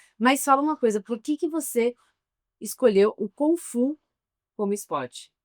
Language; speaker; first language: Portuguese; native; Portuguese